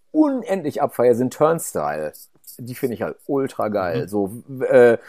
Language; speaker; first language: German; native; German